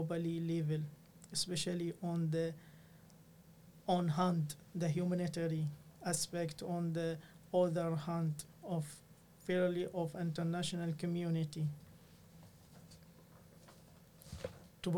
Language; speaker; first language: English; non-native, learner; Arabic